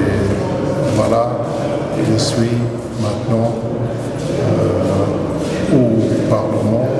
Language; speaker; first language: French; non-native, local second language; Arabic